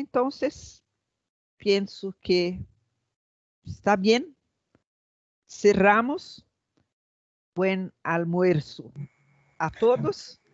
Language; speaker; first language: Spanish; non-native, fluent; Portuguese